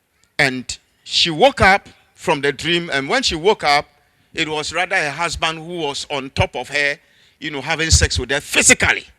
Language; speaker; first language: English; non-native, local second language; Akan